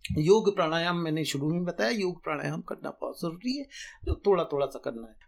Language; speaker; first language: Hindi; native; Hindi